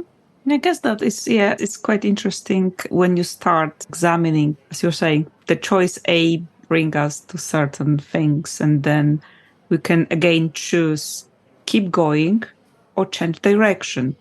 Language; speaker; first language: English; non-native, fluent; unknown